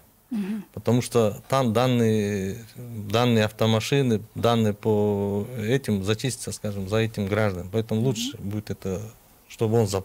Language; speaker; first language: Russian; non-native, local second language; Kyrgyz